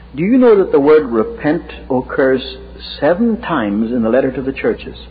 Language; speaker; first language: English; native; English